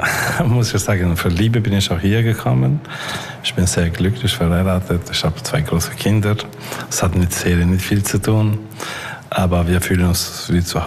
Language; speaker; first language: German; non-native, learner; Albanian